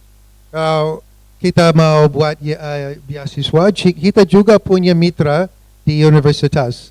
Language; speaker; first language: Indonesian; non-native, fluent; English